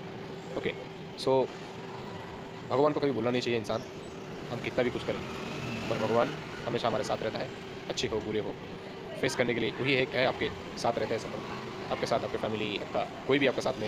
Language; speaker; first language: Hindi; non-native, local second language; Bangla